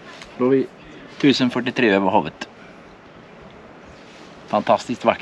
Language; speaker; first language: Swedish; native; Swedish